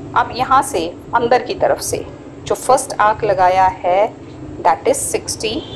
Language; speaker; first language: Hindi; native; Hindi